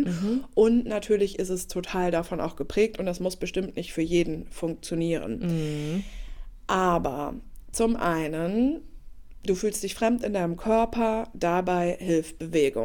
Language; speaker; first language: German; native; German